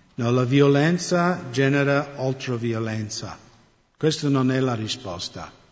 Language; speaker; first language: Italian; non-native, fluent; English